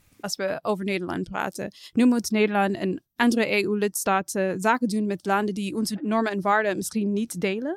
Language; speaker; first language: Dutch; non-native, fluent; English